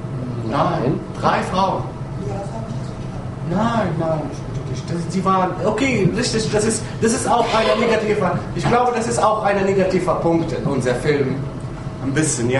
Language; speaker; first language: German; non-native, fluent; Arabic